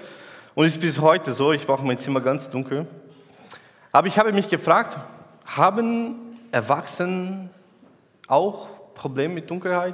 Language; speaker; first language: German; non-native, fluent; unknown